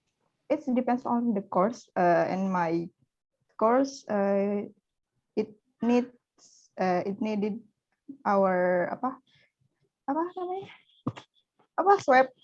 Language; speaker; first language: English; non-native, learner; Indonesian